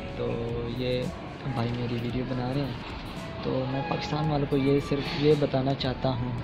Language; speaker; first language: Urdu; non-native, local second language; Punjabi